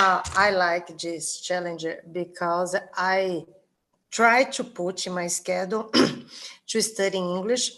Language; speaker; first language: English; non-native, learner; Portuguese